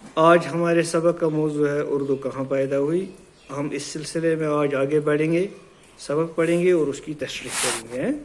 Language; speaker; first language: Urdu; non-native, local second language; Kashmiri